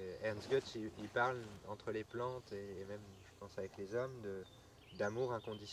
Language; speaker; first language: French; native; French